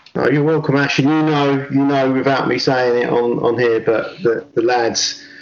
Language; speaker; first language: English; native; English